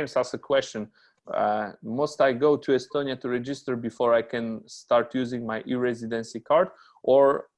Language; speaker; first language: English; non-native, fluent; Polish